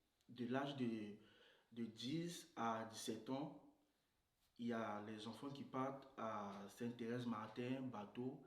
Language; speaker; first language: French; non-native, local second language; Sango